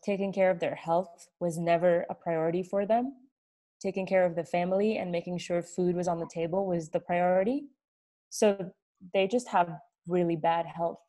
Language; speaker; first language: English; early bilingual, other home language; Arabic